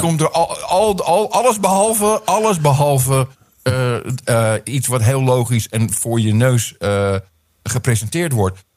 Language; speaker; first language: Dutch; early bilingual, heritage; Dutch